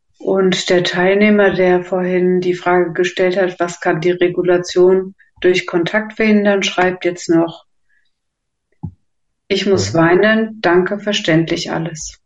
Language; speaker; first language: German; native; German